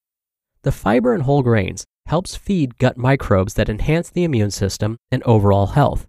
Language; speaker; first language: English; native; English